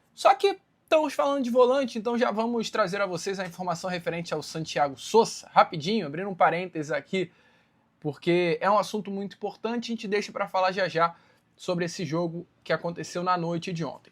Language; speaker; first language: Portuguese; native; Portuguese